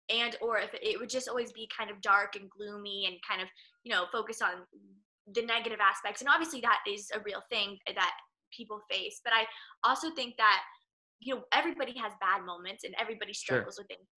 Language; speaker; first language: English; native; English